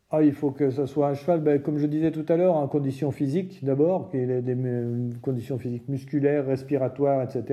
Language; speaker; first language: French; native; French